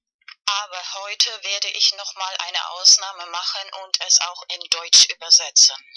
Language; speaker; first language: German; non-native, fluent; Spanish